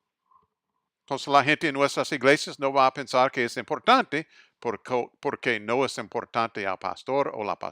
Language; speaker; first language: Spanish; non-native, fluent; English